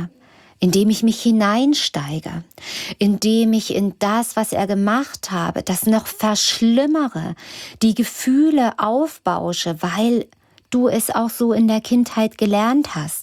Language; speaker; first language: German; native; German